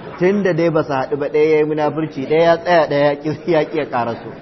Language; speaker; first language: Hausa; native; Hausa